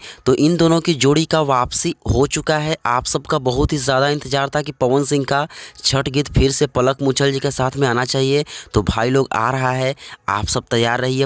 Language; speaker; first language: Hindi; non-native, local second language; Bhojpuri